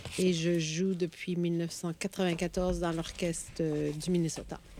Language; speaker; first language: French; native; French